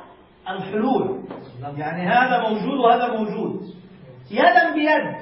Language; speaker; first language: Arabic; native; Arabic